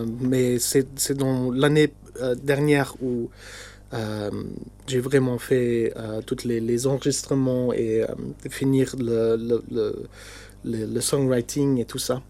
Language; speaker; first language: French; non-native, local second language; Luxembourgish